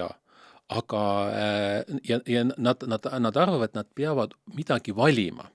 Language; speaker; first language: Estonian; native; Estonian